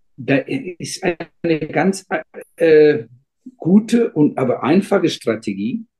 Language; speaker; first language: German; non-native, fluent; Icelandic